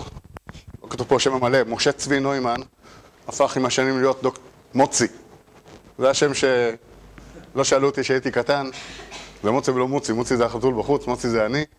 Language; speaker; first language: Hebrew; native; Hebrew